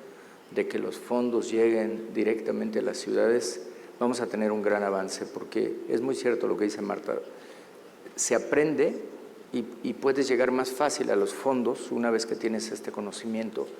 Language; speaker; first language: Spanish; native; Spanish